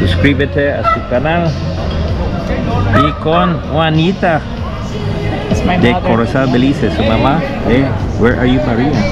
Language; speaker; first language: Spanish; non-native, learner; English